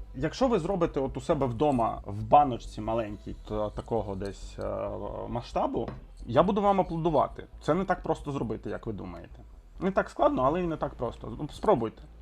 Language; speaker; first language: Ukrainian; non-native, local second language; Russian